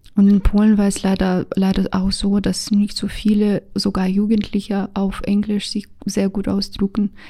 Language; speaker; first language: German; non-native, fluent; Russian